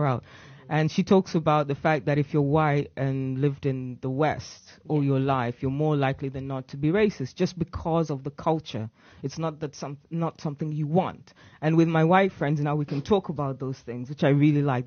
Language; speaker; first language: English; native; English